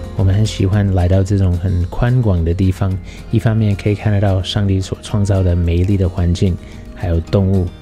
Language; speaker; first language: Chinese; non-native, fluent; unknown